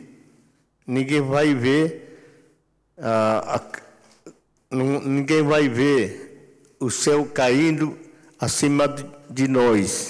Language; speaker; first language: Portuguese; non-native, local second language; Yanomámi